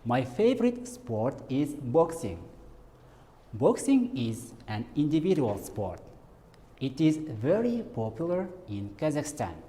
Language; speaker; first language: English; non-native, fluent; Kazakh